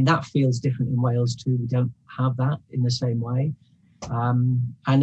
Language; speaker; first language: English; native; English